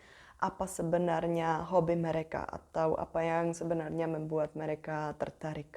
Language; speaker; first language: Indonesian; non-native, fluent; Czech